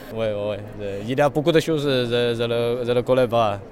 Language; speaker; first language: French; non-native, learner; Chinese